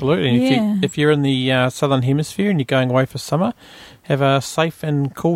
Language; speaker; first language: English; native; English